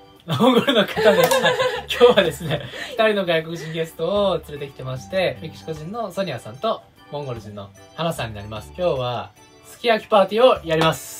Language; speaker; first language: Japanese; native; Japanese